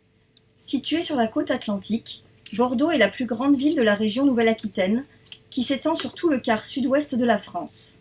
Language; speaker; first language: French; native; French